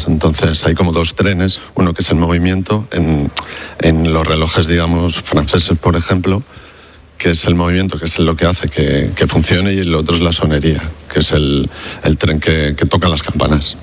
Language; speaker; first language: Spanish; native; Spanish